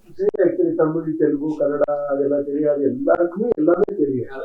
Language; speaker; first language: Tamil; non-native, learner; Kannada